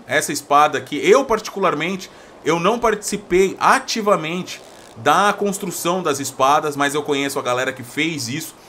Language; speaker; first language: Portuguese; native; Portuguese